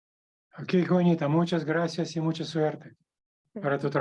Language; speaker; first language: Spanish; non-native, learner; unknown